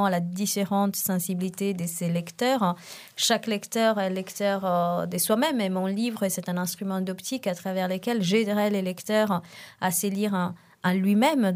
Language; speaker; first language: French; non-native, fluent; Italian